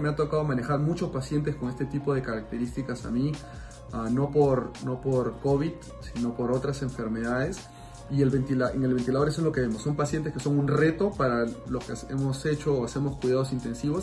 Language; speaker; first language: Spanish; native; Spanish